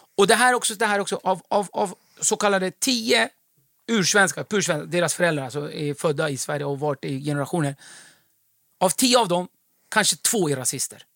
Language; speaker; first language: Swedish; early bilingual, other home language; Kurdish